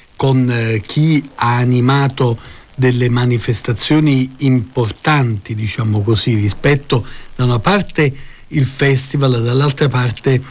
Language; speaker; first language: Italian; native; Italian